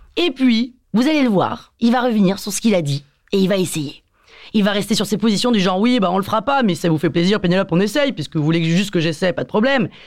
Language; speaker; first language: French; native; French